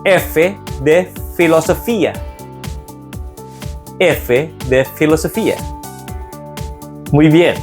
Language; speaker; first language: Spanish; non-native, fluent; Filipino